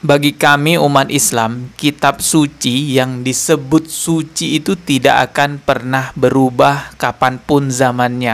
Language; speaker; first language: Indonesian; native; Indonesian